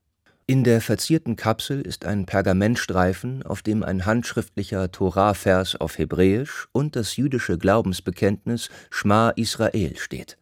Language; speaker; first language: German; native; German